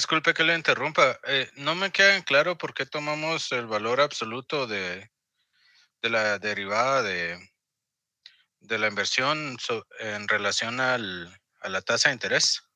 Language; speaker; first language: Spanish; native; Spanish